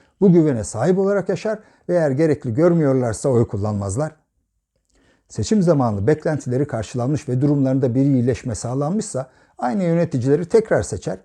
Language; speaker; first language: Turkish; native; Turkish